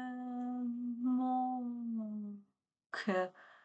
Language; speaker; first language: French; non-native, learner; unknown